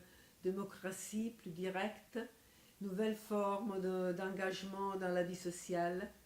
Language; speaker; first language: French; non-native, fluent; Italian